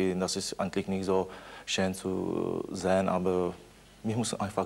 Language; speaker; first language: German; non-native, fluent; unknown